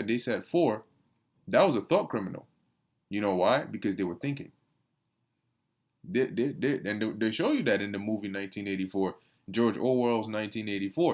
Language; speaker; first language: English; native; English